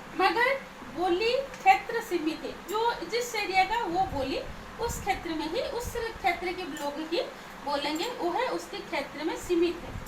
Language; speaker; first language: Hindi; non-native, local second language; Odia